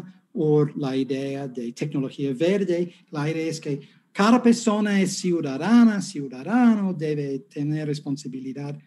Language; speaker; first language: Spanish; non-native, fluent; English